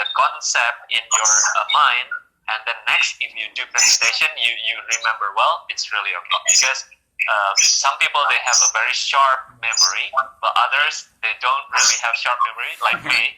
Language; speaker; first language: English; non-native, fluent; Indonesian